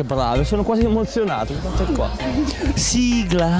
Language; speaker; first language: Italian; native; Italian